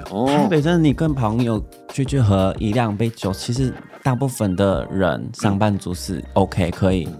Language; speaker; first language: Chinese; non-native, fluent; English